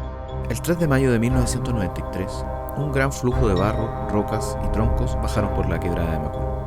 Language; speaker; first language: Spanish; native; Spanish